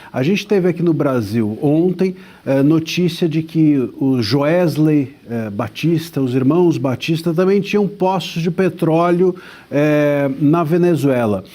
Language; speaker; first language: Portuguese; native; Portuguese